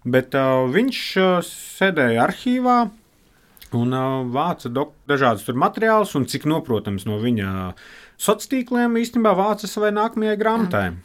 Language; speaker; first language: Latvian; native; Latvian